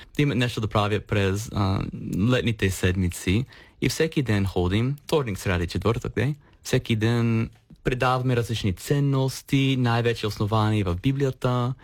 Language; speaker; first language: Bulgarian; non-native, fluent; English